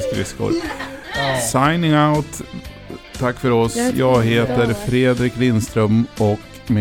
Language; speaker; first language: Swedish; native; Swedish